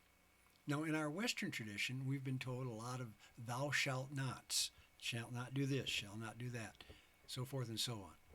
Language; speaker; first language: English; native; English